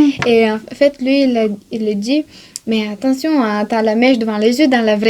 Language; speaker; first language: French; non-native, fluent; Bulgarian